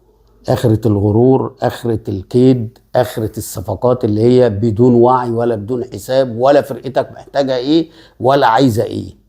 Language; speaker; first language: Arabic; native; Arabic